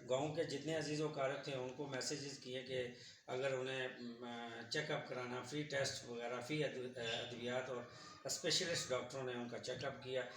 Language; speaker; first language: Urdu; non-native, local second language; Punjabi